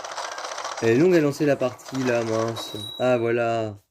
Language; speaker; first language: French; native; French